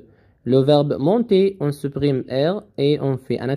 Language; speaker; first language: French; non-native, learner; Arabic